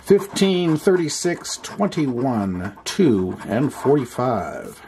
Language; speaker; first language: English; native; English